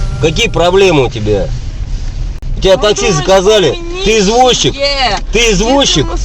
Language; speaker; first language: Russian; native; Russian